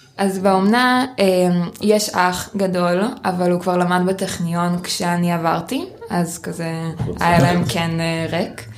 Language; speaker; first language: Hebrew; early bilingual, other home language; Russian